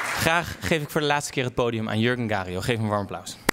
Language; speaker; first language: Dutch; native; Dutch